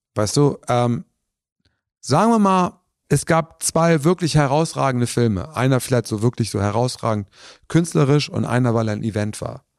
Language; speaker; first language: German; early bilingual, other home language; Turkish